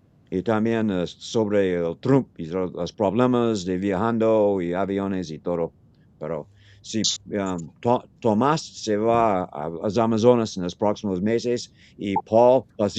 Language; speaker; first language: Spanish; non-native, learner; English